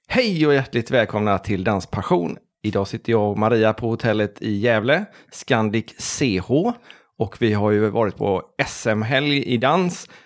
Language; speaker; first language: Swedish; native; Swedish